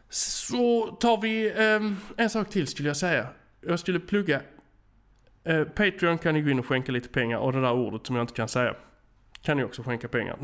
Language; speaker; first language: Swedish; native; Swedish